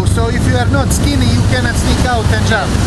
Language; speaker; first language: English; non-native, learner; Croatian